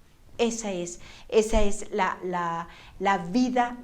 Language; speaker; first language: Spanish; native; Spanish